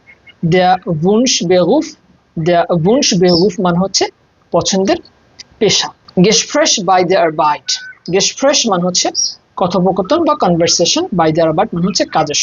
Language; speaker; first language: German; non-native, fluent; Bangla